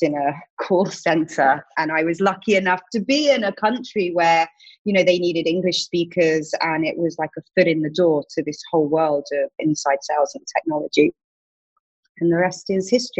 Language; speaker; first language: English; native; English